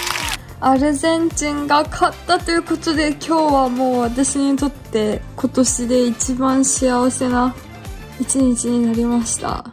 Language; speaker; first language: Japanese; non-native, fluent; Mongolian